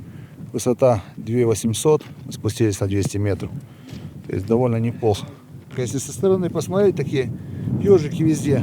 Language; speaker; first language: Russian; native; Russian